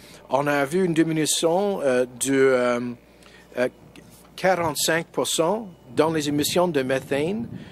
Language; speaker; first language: French; non-native, fluent; English